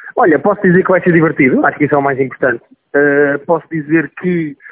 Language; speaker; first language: Portuguese; native; Portuguese